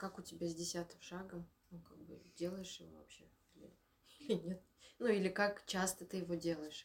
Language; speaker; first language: Russian; native; Russian